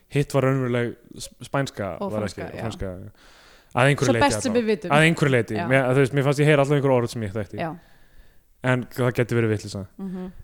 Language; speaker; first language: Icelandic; native; Icelandic